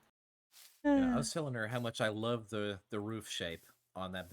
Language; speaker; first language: English; native; English